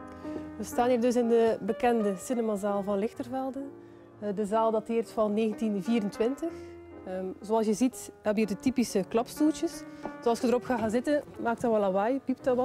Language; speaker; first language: Dutch; native; Dutch